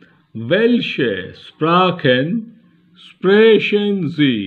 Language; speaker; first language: German; non-native, learner; Bangla